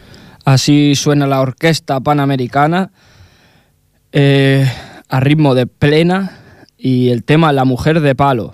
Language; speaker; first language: Spanish; native; Spanish